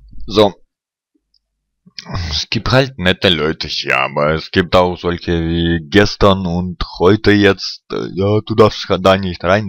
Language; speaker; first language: German; non-native, fluent; Russian